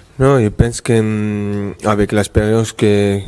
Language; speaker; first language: French; non-native, fluent; Spanish